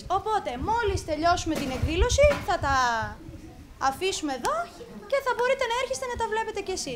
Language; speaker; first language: Greek; native; Greek